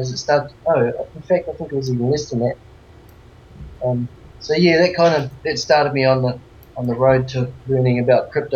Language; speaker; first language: English; native; English